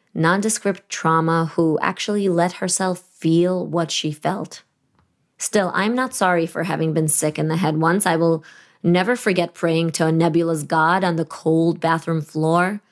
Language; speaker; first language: English; early bilingual, other home language; Russian